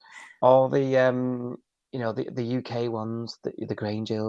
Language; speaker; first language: English; native; English